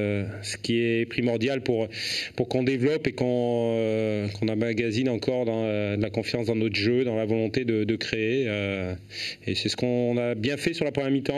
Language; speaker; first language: French; native; French